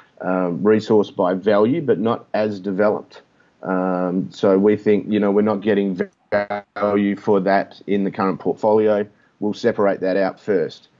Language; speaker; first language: English; native; English